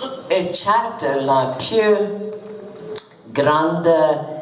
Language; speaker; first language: Italian; non-native, learner; Swedish